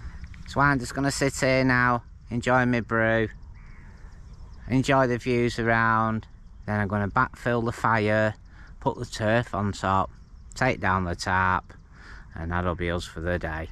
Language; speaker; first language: English; native; English